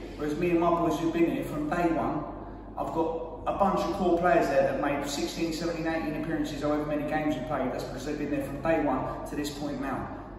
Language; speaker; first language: English; native; English